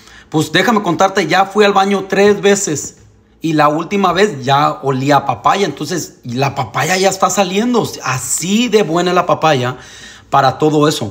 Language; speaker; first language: Spanish; early bilingual, heritage; Spanish